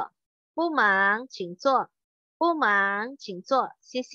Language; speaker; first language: Chinese; non-native, fluent; Indonesian